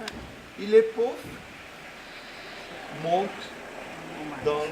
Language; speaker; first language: French; non-native, fluent; Portuguese